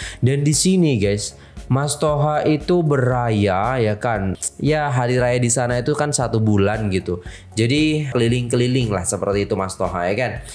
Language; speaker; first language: Indonesian; native; Indonesian